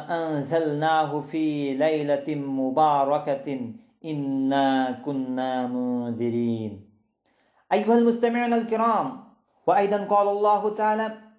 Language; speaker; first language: Arabic; non-native, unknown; Bangla